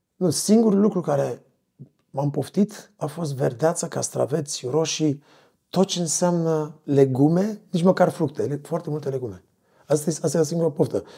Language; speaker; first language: Romanian; native; Romanian